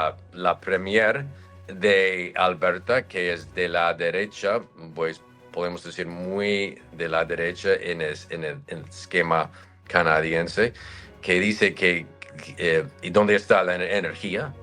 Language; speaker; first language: Spanish; non-native, fluent; English